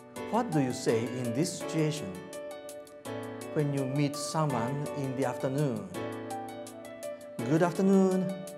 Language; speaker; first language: English; non-native, fluent; Japanese